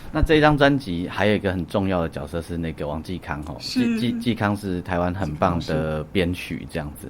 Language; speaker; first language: Chinese; native; Chinese